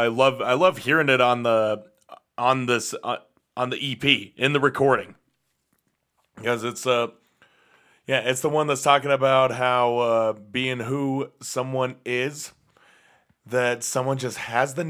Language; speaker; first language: English; native; English